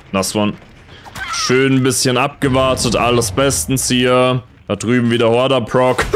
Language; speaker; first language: German; native; German